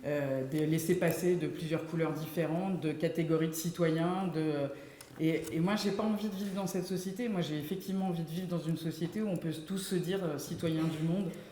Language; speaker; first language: French; native; French